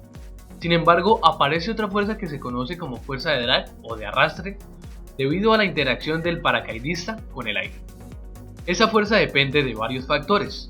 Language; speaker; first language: Spanish; native; Spanish